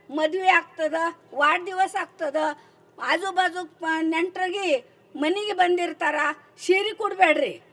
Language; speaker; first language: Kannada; non-native, local second language; Marathi